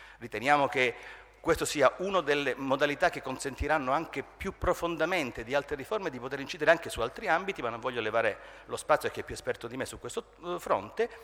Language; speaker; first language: Italian; native; Italian